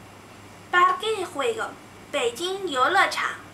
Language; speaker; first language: Spanish; non-native, learner; Chinese